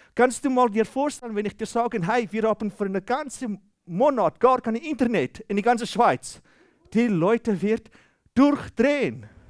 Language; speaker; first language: German; non-native, fluent; Afrikaans